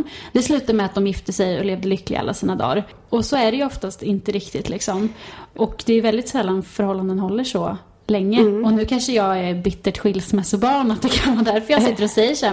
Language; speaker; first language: Swedish; native; Swedish